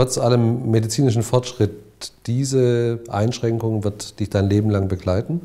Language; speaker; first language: German; native; German